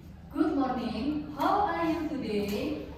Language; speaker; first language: English; non-native, learner; Indonesian